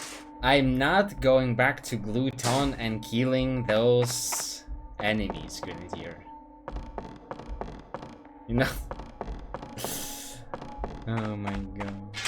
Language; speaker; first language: English; non-native, fluent; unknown